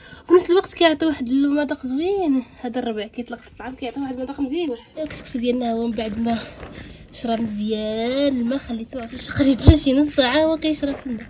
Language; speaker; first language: Arabic; native; Arabic